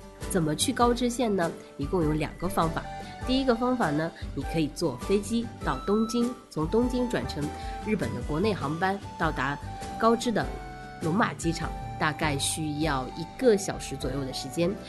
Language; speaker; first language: Chinese; native; Chinese